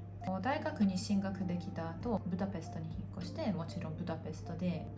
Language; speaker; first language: Japanese; non-native, fluent; Hungarian